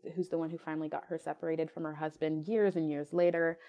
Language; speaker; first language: English; non-native, fluent; French